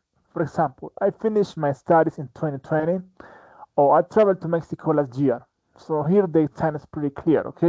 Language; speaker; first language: English; non-native, fluent; Spanish